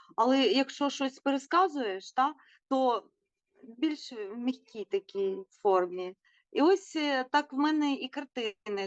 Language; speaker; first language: Ukrainian; non-native, local second language; Russian